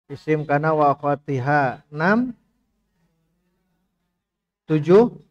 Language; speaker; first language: Arabic; non-native, learner; Indonesian